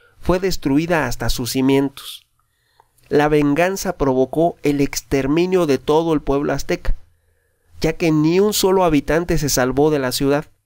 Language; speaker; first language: Spanish; native; Spanish